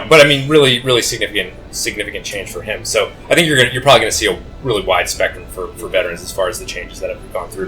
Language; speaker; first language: English; native; English